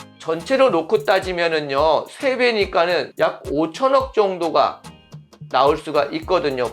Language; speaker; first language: Korean; native; Korean